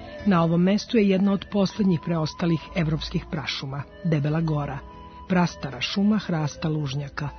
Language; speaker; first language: Serbian; native; Serbian